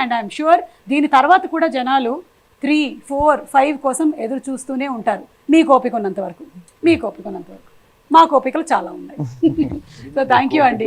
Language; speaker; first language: Telugu; native; Telugu